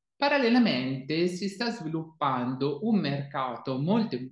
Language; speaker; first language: Italian; native; Italian